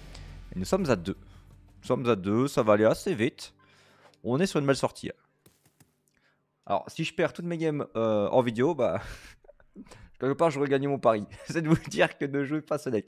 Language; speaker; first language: French; native; French